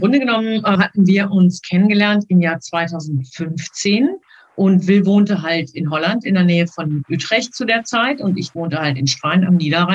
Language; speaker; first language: German; native; German